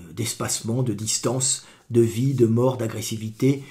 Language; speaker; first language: French; native; French